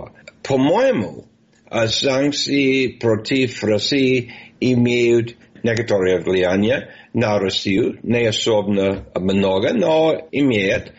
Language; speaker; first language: Russian; non-native, fluent; English